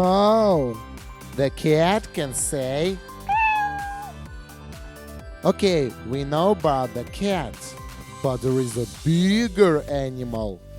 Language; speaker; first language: English; non-native, fluent; Russian